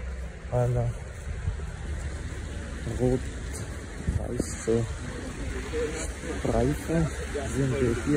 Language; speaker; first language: German; non-native, learner; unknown